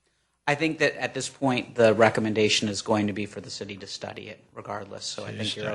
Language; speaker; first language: English; native; English